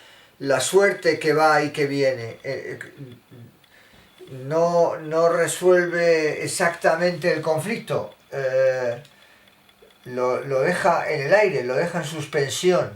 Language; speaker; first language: Spanish; native; Spanish